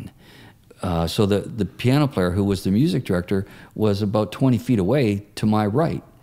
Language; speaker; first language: English; native; English